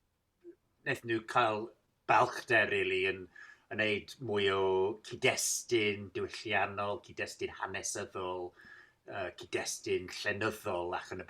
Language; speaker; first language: Welsh; non-native, fluent; English